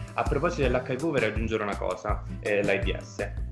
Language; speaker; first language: Italian; native; Italian